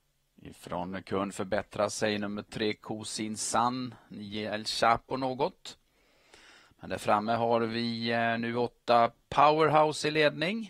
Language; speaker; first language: Swedish; native; Swedish